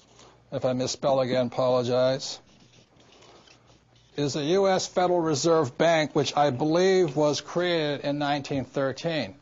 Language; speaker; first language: English; native; English